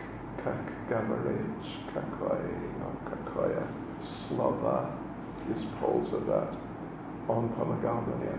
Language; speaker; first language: Russian; non-native, learner; English